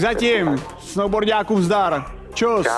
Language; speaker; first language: Czech; native; Czech